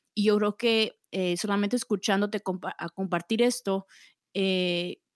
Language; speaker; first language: Spanish; early bilingual, heritage; Spanish